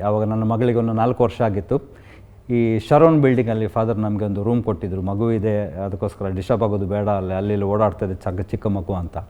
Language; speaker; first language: Kannada; non-native, local second language; Konkani